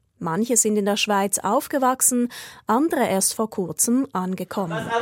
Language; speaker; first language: German; native; German